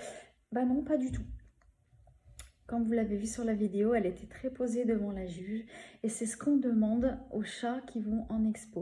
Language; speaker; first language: French; native; French